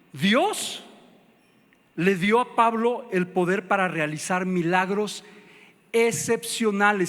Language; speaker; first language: Spanish; native; Spanish